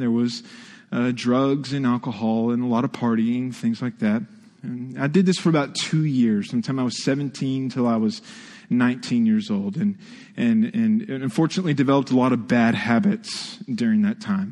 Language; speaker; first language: English; native; English